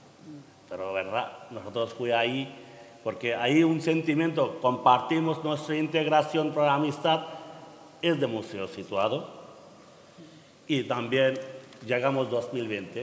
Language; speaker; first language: Spanish; non-native, learner; Bangla